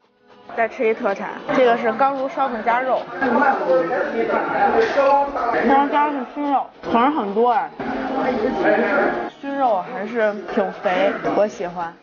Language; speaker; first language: Chinese; native; Chinese